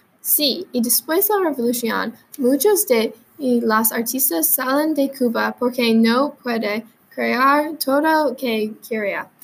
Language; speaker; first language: Spanish; non-native, learner; English